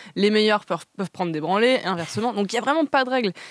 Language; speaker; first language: French; native; French